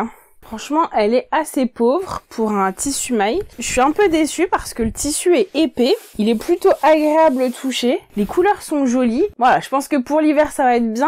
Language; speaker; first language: French; native; French